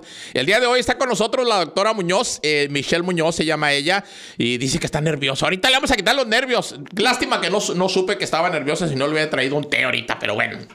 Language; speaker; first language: Spanish; native; Spanish